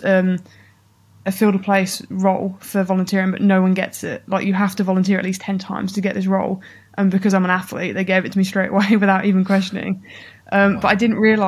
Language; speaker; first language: English; native; English